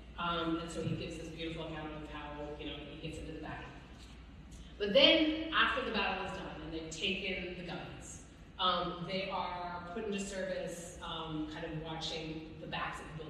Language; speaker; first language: English; native; English